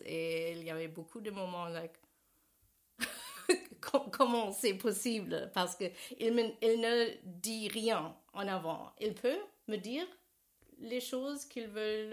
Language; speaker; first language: French; non-native, learner; German